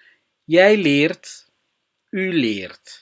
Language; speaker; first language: Dutch; non-native, fluent; Somali